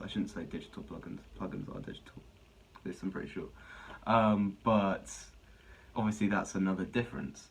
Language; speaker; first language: English; native; English